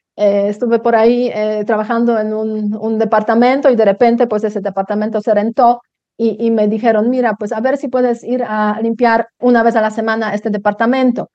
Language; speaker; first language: Spanish; non-native, fluent; Polish